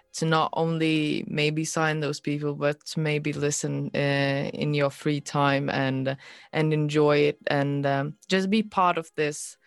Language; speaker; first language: English; non-native, fluent; Lithuanian